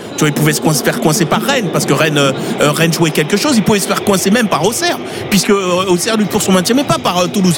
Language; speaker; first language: French; native; French